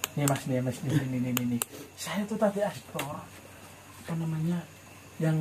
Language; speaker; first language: Indonesian; native; Indonesian